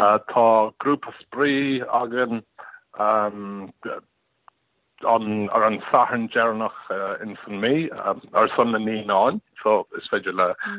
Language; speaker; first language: Irish; non-native, learner; English